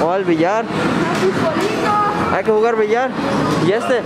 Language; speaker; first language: Spanish; early bilingual, heritage; Spanish